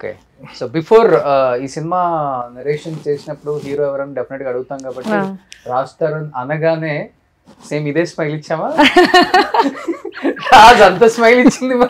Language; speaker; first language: Telugu; native; Telugu